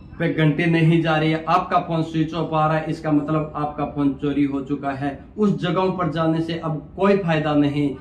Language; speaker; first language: Hindi; native; Hindi